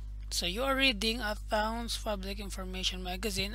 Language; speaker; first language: English; non-native, local second language; Filipino